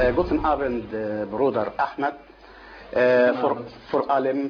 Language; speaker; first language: German; non-native, fluent; Arabic